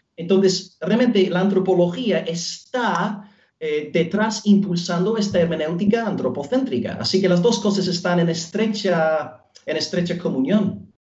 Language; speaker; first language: Spanish; non-native, fluent; English